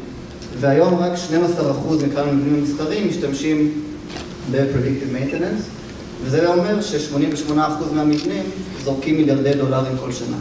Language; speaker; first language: Hebrew; native; Hebrew